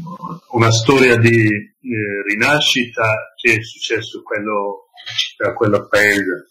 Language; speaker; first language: Italian; non-native, learner; Kurdish